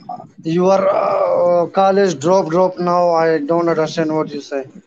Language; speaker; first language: English; non-native, learner; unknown